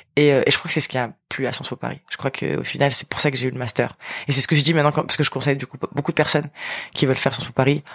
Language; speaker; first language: French; early bilingual, other home language; Arabic